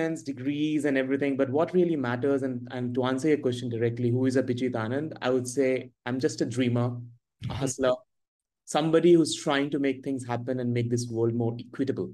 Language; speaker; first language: English; non-native, local second language; Hindi